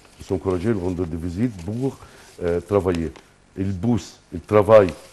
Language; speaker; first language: French; non-native, fluent; Arabic